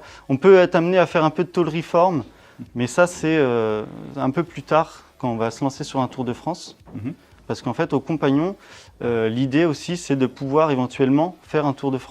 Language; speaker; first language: French; native; French